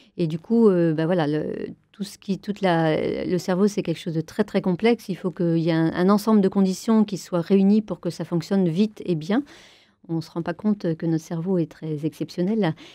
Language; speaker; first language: French; native; French